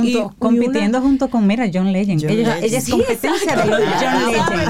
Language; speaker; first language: Spanish; native; Spanish